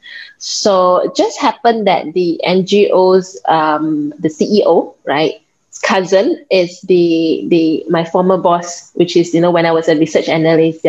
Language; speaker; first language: English; non-native, local second language; Min Nan Chinese